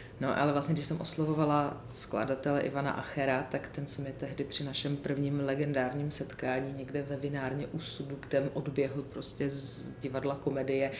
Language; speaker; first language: Czech; native; Czech